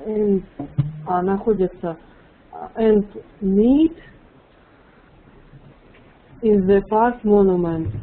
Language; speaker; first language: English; non-native, learner; Russian